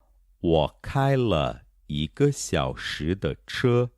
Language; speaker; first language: Chinese; non-native, fluent; Portuguese